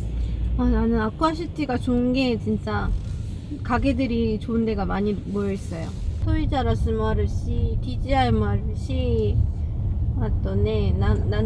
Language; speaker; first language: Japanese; non-native, fluent; Korean